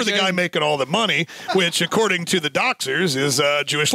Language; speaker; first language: English; native; English